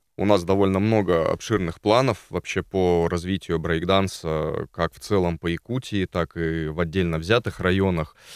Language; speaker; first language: Russian; native; Russian